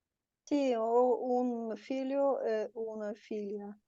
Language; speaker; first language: Italian; non-native, learner; Russian